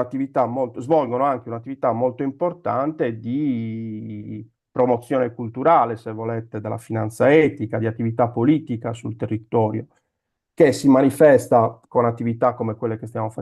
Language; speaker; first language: Italian; native; Italian